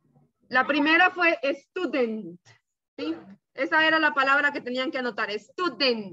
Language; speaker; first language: Spanish; native; Spanish